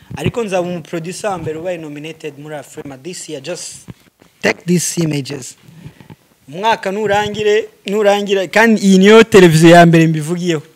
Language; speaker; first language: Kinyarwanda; early bilingual, heritage; Kinyarwanda